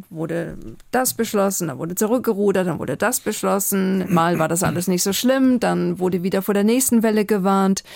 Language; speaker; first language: German; native; German